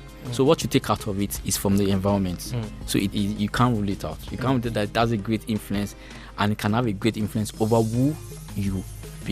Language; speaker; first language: English; non-native, local second language; Yoruba